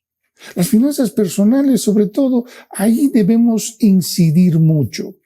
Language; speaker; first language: Spanish; native; Spanish